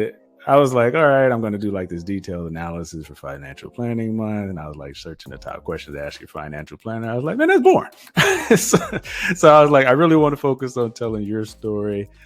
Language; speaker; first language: English; native; English